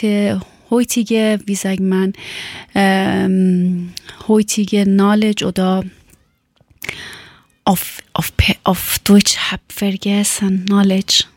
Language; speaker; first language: German; non-native, learner; Persian